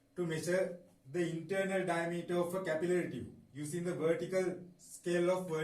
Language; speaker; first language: English; non-native, local second language; Sinhala